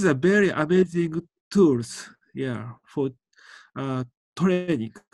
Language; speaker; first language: English; non-native, learner; Japanese